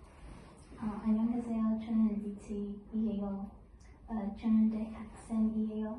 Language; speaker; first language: Korean; non-native, learner; Spanish